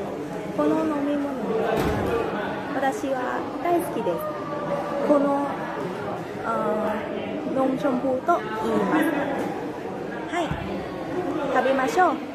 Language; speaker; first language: Japanese; non-native, learner; Thai